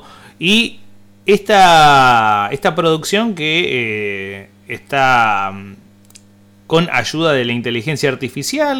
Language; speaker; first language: Spanish; native; Spanish